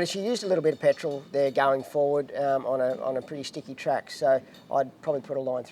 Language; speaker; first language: English; native; English